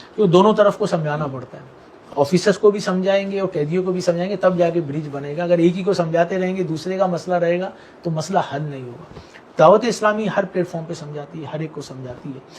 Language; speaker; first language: Urdu; native; Urdu